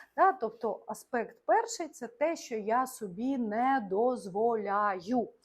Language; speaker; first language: Ukrainian; non-native, local second language; Russian